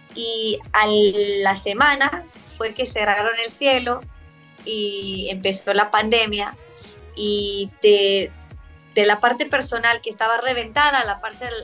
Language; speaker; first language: Spanish; non-native, fluent; Hebrew